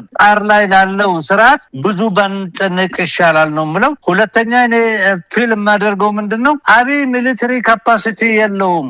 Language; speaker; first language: Amharic; non-native, local second language; Oromo